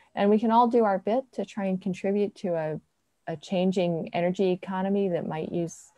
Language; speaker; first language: English; native; English